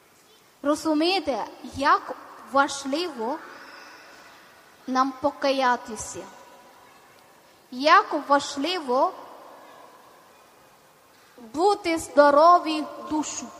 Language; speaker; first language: Ukrainian; non-native, learner; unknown